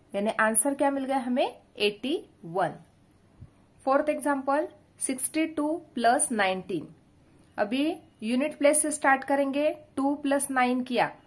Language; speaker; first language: Hindi; non-native, local second language; Marathi